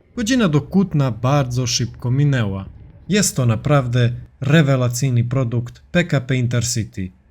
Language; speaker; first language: Polish; non-native, fluent; Serbian